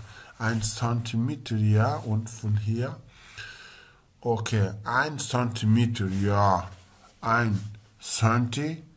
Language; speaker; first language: German; non-native, learner; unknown